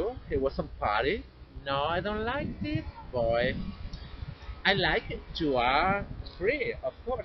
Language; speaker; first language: English; non-native, learner; Spanish